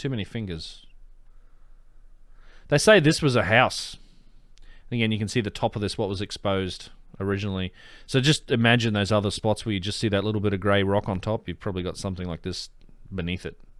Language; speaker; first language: English; native; English